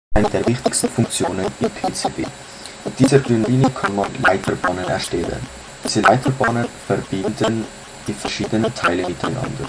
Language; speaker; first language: German; native; German